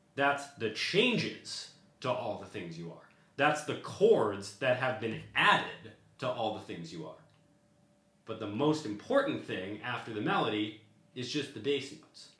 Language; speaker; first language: English; native; English